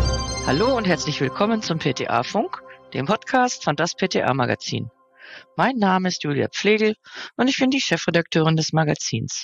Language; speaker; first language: German; native; German